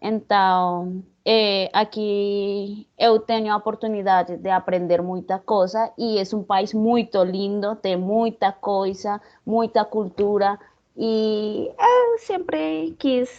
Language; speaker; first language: Portuguese; non-native, learner; Spanish